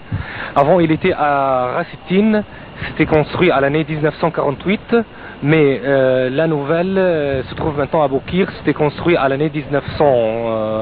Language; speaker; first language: French; non-native, fluent; Arabic